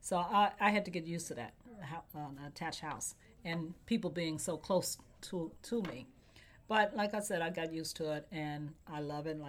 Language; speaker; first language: English; native; English